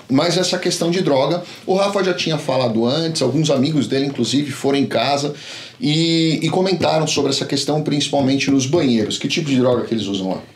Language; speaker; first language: Portuguese; native; Portuguese